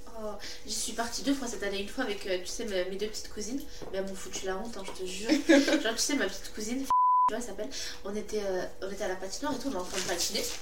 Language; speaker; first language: French; native; French